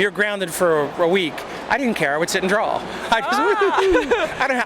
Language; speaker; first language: English; native; English